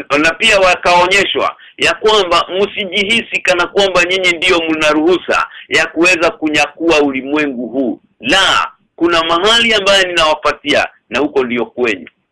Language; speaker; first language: Swahili; native; Swahili